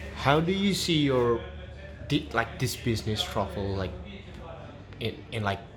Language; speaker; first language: English; non-native, fluent; Indonesian